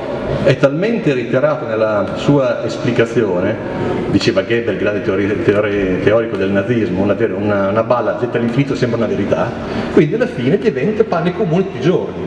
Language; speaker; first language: Italian; native; Italian